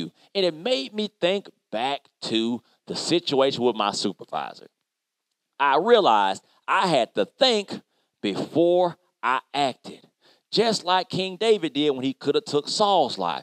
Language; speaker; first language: English; native; English